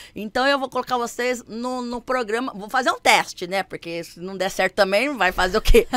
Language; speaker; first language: Portuguese; native; Portuguese